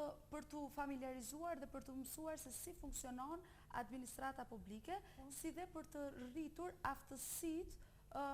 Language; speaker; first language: Albanian; native; Albanian